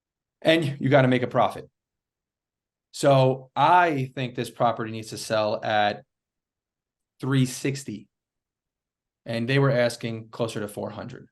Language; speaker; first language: English; native; English